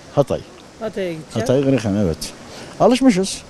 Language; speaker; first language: Turkish; native; Turkish